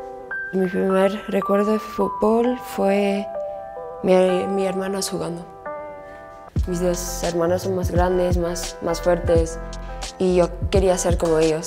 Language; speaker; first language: Spanish; early bilingual, heritage; English